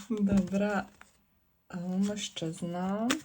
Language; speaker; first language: Polish; non-native, learner; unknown